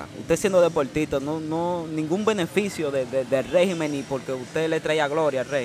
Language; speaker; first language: Spanish; native; Spanish